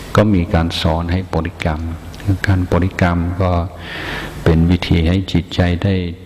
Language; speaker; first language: Thai; non-native, fluent; English